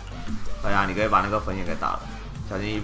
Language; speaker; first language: Chinese; native; Chinese